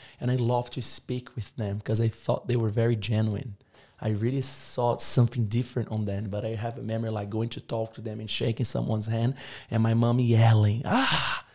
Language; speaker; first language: English; non-native, fluent; Portuguese